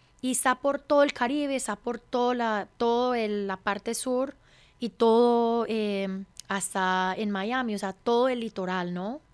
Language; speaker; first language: Spanish; early bilingual, heritage; Spanish